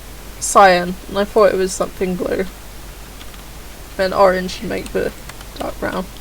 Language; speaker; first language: English; native; English